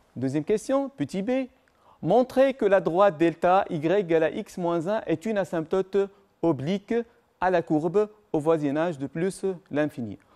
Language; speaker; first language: French; non-native, local second language; Arabic